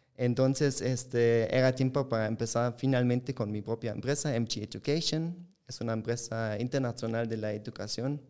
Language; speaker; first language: Spanish; non-native, fluent; German